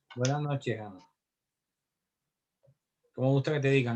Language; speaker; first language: Spanish; native; Spanish